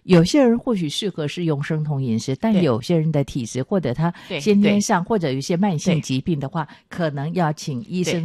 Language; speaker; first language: Chinese; non-native, local second language; Min Nan Chinese